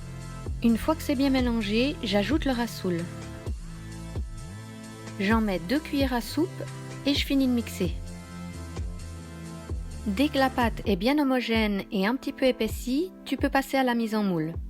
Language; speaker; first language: French; native; French